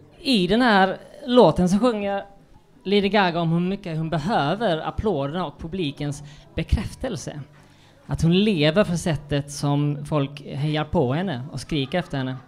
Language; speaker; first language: Swedish; native; Swedish